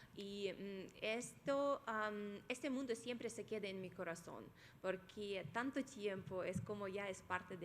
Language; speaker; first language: Spanish; non-native, fluent; Russian